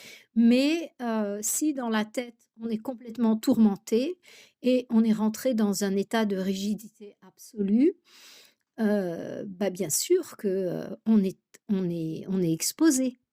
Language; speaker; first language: French; native; French